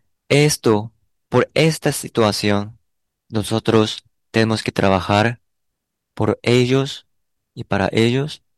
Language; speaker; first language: Spanish; non-native, learner; Korean